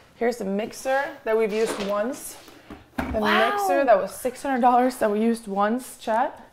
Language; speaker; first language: English; non-native, fluent; Norwegian